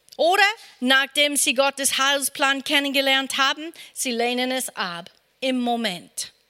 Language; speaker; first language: German; non-native, fluent; English